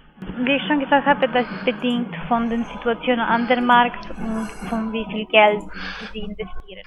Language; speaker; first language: German; non-native, learner; Spanish